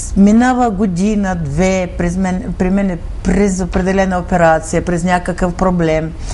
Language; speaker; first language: Bulgarian; early bilingual, heritage; Bulgarian